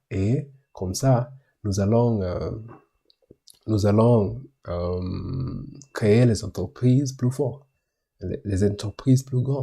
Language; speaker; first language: French; non-native, learner; English